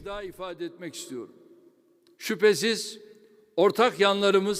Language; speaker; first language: Turkish; native; Turkish